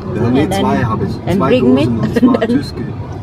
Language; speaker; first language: German; native; German